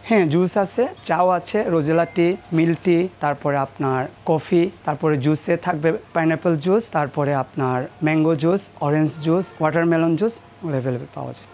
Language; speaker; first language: Bangla; non-native, local second language; Marma